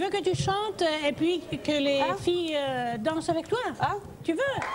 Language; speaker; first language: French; non-native, fluent; Greek